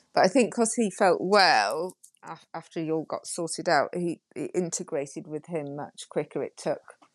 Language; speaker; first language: English; native; English